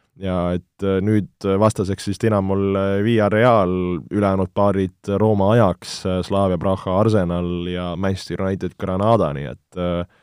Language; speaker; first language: Estonian; native; Estonian